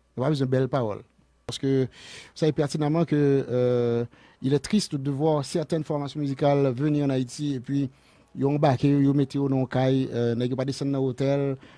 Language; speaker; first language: French; non-native, local second language; Haitian Creole